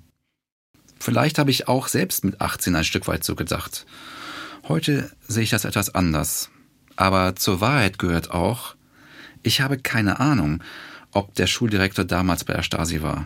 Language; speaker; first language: German; native; German